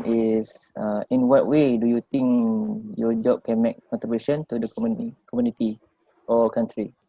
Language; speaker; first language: English; non-native, learner; Malay